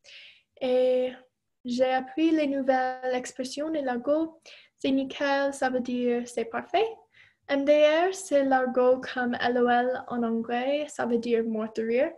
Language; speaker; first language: French; non-native, fluent; English